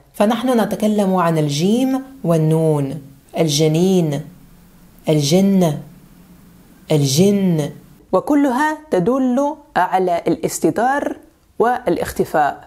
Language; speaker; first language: Arabic; non-native, fluent; French